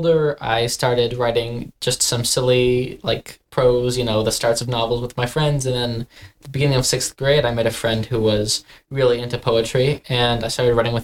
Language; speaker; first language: English; native; English